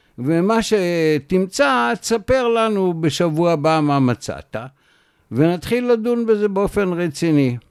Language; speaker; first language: Hebrew; native; Hebrew